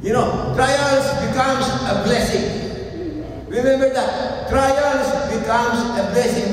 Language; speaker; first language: English; non-native, local second language; Filipino